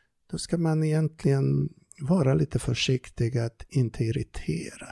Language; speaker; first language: Swedish; non-native, fluent; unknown